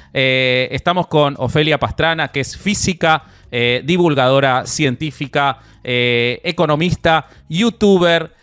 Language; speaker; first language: Spanish; native; Spanish